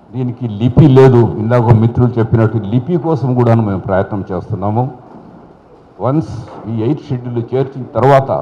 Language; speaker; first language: Telugu; non-native, local second language; Lambadi